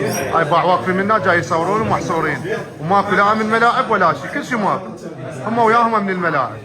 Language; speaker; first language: Arabic; native; Arabic